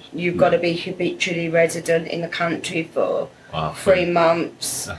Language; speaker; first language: English; native; English